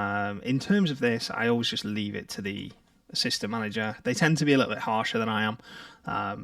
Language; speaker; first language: English; native; English